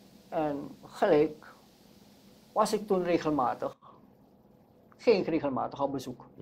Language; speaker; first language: Dutch; non-native, local second language; Sranan Tongo